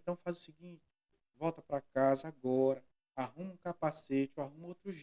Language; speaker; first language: Portuguese; native; Portuguese